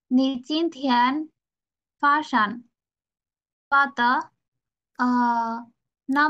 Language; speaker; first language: Chinese; non-native, learner; Bangla